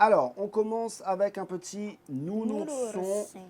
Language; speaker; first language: French; native; French